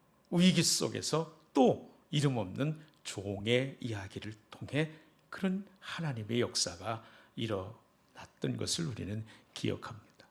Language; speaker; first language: Korean; native; Korean